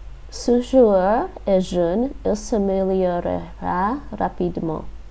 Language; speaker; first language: French; non-native, learner; English